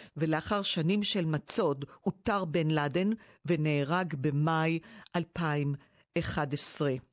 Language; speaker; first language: Hebrew; native; Hebrew